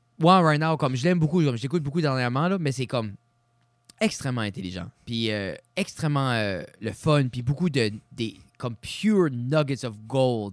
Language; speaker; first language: French; native; French